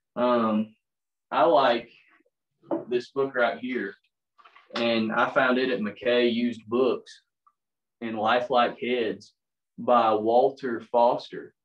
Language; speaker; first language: English; native; English